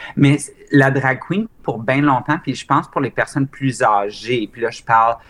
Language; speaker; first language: French; native; French